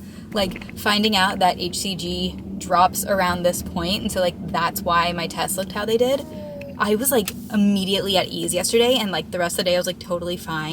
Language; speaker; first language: English; native; English